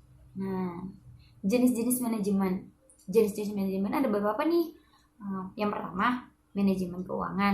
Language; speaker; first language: Indonesian; native; Indonesian